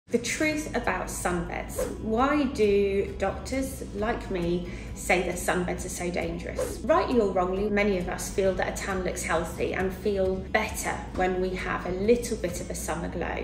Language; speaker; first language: English; native; English